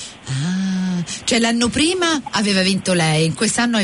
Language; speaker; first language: Italian; early bilingual, heritage; Italian